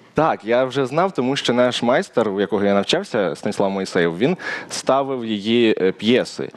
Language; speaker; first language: Ukrainian; native; Ukrainian